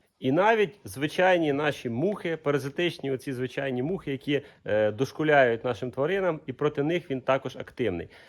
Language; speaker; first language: Ukrainian; non-native, local second language; Russian